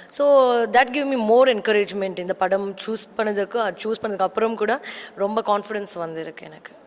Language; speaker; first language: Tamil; non-native, learner; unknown